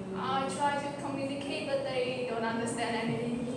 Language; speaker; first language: English; non-native, learner; Vietnamese